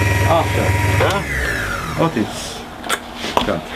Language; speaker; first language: English; non-native, learner; Russian